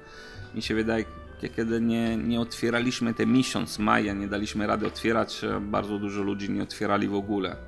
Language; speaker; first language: Polish; non-native, learner; Italian